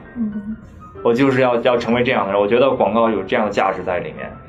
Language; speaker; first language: Chinese; native; Chinese